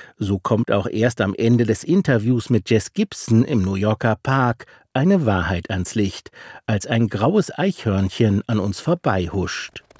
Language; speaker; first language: German; native; German